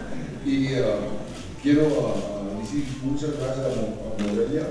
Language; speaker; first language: Spanish; early bilingual, heritage; Spanish